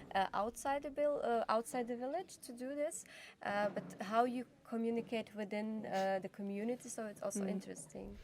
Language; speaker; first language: English; non-native, fluent; Ukrainian